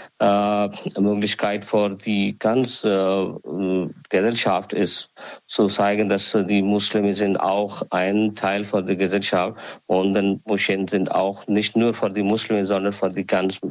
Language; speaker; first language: German; non-native, learner; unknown